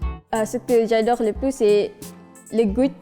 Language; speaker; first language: French; non-native, learner; Malay